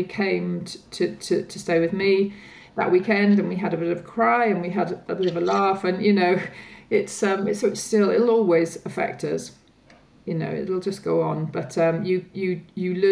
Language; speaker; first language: English; native; English